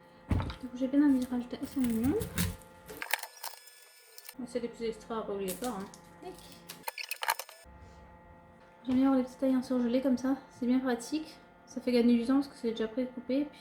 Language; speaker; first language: French; native; French